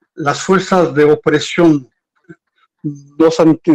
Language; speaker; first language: Spanish; non-native, fluent; Arabic